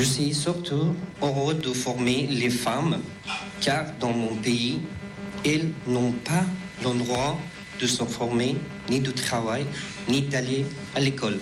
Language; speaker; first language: French; non-native, fluent; Persian